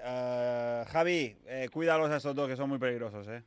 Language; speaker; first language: Spanish; non-native, local second language; Catalan